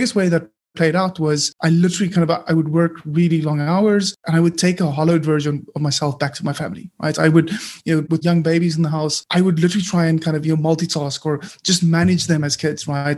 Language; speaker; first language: English; non-native, local second language; Afrikaans